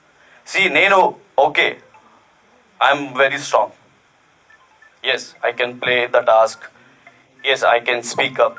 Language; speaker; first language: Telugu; non-native, learner; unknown